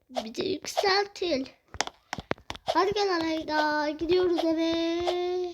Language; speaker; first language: Turkish; native; Turkish